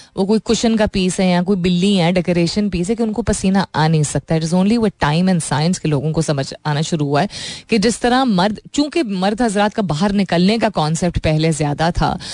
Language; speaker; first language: Urdu; native; Urdu